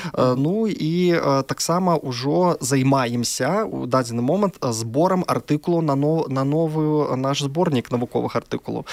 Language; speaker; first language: Belarusian; non-native, local second language; Russian